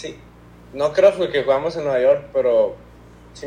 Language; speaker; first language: Spanish; early bilingual, heritage; Spanish